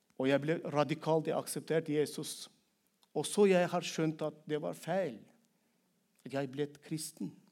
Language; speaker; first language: Norwegian; non-native, fluent; Turkmen